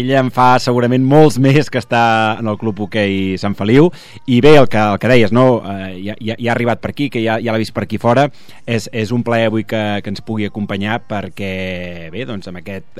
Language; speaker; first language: Catalan; native; Catalan